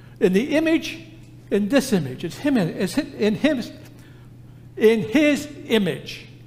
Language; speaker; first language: English; native; English